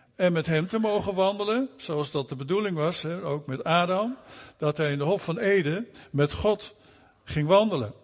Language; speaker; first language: Dutch; native; Dutch